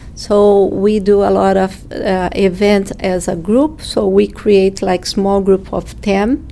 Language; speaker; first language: English; non-native, fluent; Portuguese